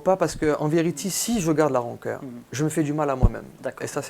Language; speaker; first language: French; native; French